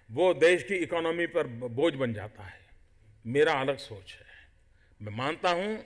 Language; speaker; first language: Hindi; non-native, local second language; Gujarati